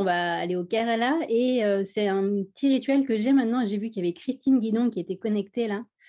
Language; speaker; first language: French; native; French